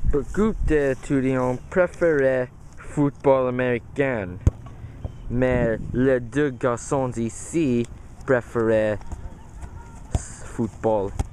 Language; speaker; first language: French; non-native, learner; English